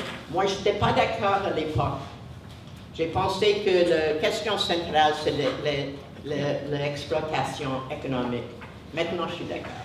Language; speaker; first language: French; non-native, learner; English